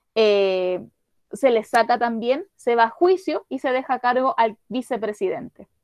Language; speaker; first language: Spanish; native; Spanish